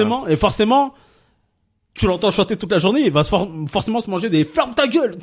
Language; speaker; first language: French; native; French